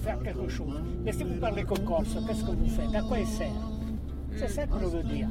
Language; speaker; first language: French; non-native, local second language; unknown